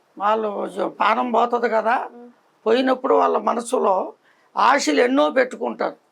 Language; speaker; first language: Telugu; non-native, local second language; Koya